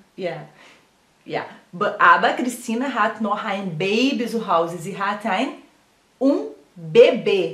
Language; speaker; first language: German; non-native, learner; Portuguese